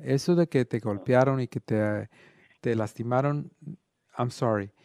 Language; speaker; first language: Spanish; early bilingual, other home language; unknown